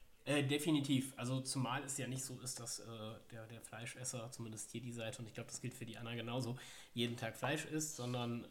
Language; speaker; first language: German; native; German